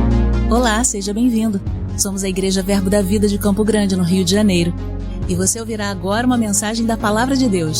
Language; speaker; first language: Portuguese; native; Portuguese